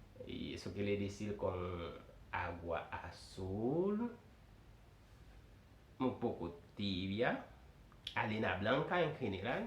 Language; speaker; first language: Spanish; non-native, fluent; Haitian Creole